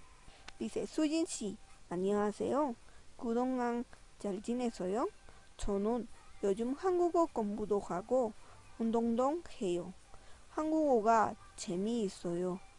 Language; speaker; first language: Korean; non-native, fluent; Spanish